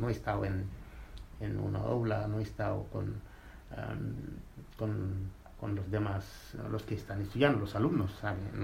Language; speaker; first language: Spanish; non-native, fluent; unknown